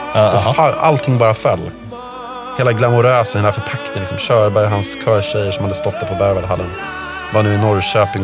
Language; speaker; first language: Swedish; native; Swedish